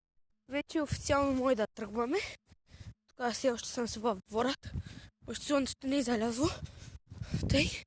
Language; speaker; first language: Bulgarian; native; Bulgarian